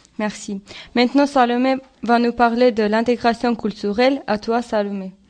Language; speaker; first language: French; non-native, learner; Armenian